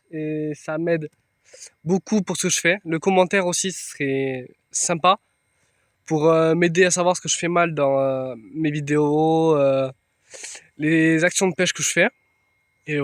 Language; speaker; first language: French; native; French